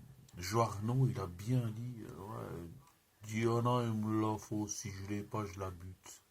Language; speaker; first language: French; native; French